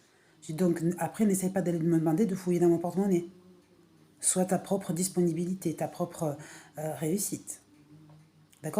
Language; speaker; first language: French; native; French